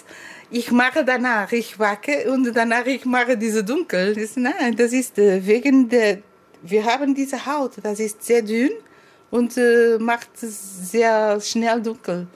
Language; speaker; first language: German; non-native, learner; Portuguese